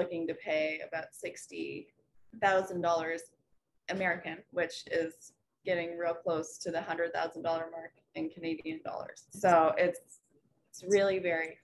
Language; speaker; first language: English; native; English